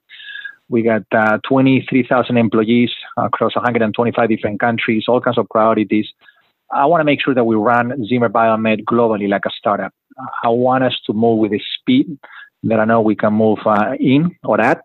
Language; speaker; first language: English; non-native, fluent; Spanish